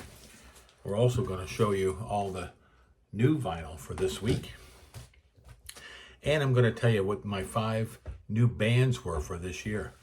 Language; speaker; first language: English; native; English